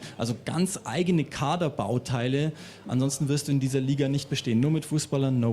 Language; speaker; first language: German; native; German